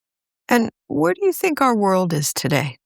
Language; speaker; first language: English; native; English